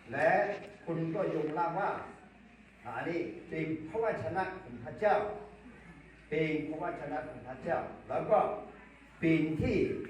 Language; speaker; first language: Thai; non-native, local second language; Akha